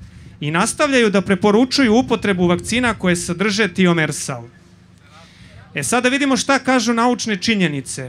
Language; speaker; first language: Serbian; native; Serbian